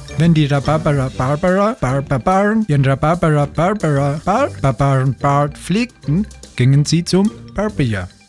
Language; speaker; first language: German; native; German